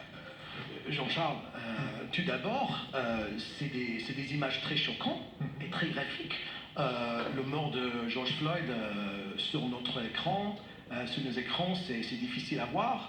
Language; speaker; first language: French; non-native, fluent; English